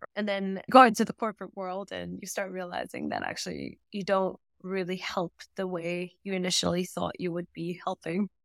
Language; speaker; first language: English; non-native, fluent; German